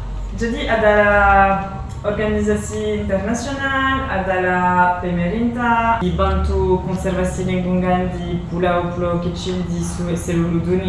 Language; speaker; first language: Indonesian; non-native, learner; French